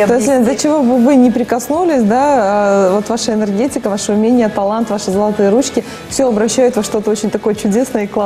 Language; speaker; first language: Russian; native; Russian